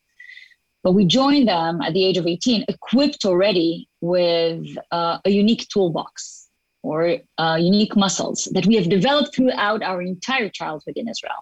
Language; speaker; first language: English; non-native, fluent; Hebrew